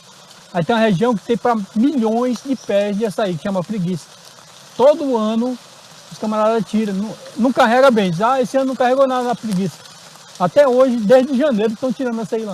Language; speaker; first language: Portuguese; native; Portuguese